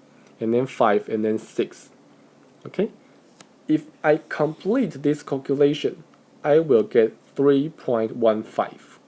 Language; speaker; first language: English; non-native, fluent; Chinese